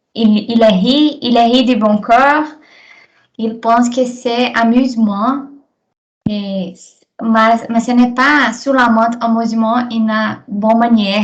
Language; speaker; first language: French; non-native, learner; Portuguese